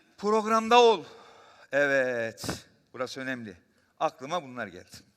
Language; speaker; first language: Turkish; native; Turkish